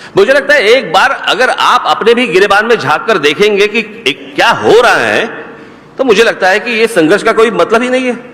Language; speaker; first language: Hindi; non-native, local second language; Marathi